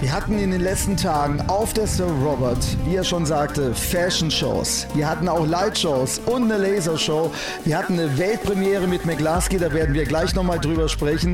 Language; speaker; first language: German; native; German